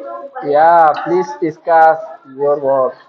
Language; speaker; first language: English; non-native, fluent; Indonesian